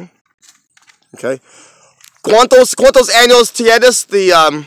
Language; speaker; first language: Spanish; non-native, learner; English